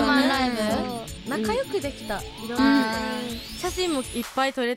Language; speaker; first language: Japanese; native; Japanese